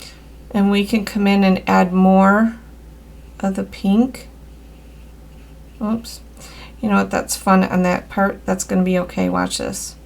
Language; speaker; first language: English; native; English